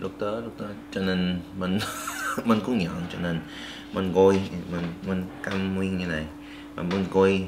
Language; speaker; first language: Vietnamese; non-native, learner; Korean